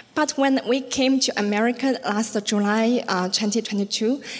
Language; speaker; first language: English; non-native, learner; Chinese